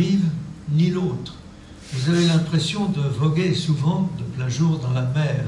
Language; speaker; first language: French; native; French